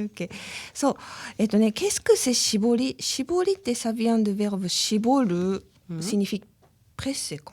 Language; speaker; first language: French; non-native, learner; Japanese